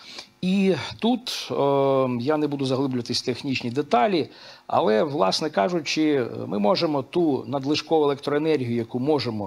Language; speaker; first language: Ukrainian; native; Ukrainian